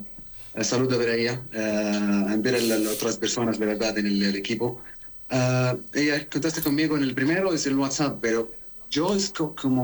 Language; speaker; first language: Spanish; non-native, learner; Arabic